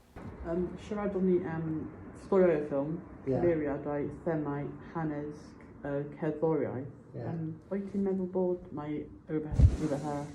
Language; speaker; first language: Welsh; non-native, local second language; English